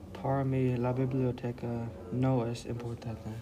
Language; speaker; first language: Spanish; non-native, learner; English